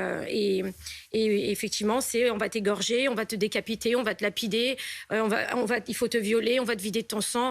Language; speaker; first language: French; native; French